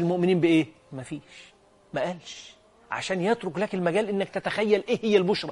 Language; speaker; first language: Arabic; native; Arabic